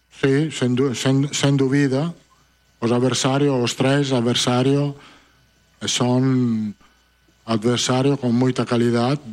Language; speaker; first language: Portuguese; non-native, fluent; Italian